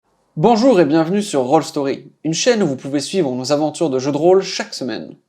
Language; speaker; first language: French; native; French